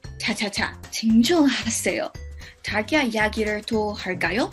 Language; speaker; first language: Korean; non-native, learner; English